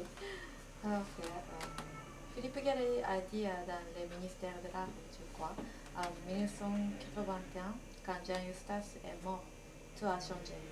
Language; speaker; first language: French; non-native, fluent; Japanese